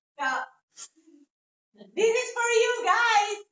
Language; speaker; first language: English; non-native, fluent; Italian